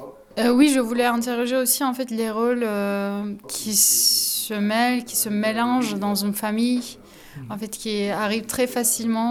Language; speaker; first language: French; non-native, fluent; Turkish